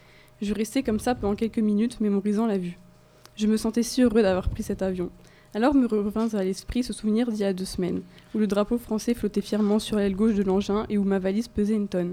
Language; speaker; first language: French; native; French